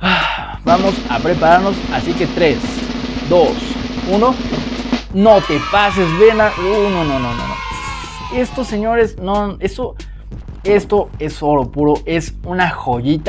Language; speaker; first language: Spanish; native; Spanish